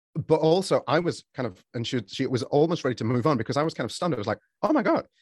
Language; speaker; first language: English; native; English